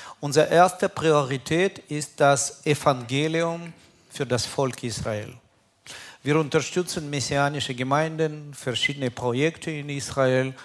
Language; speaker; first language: German; non-native, fluent; Russian